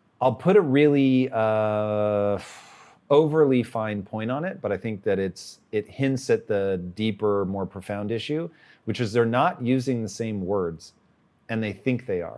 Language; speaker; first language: English; native; English